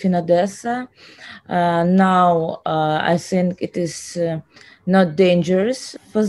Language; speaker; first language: English; non-native, learner; Ukrainian